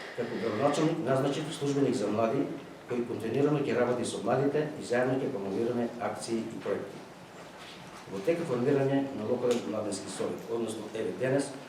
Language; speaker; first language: Macedonian; native; Macedonian